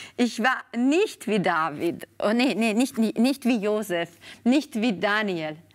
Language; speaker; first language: German; non-native, fluent; Spanish